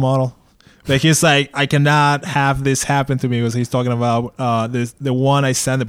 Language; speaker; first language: English; native; English